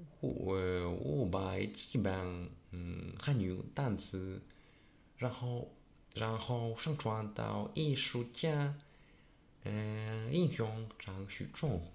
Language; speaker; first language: Chinese; non-native, learner; Polish